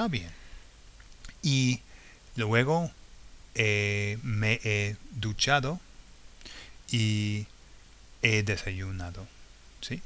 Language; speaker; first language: Spanish; non-native, fluent; English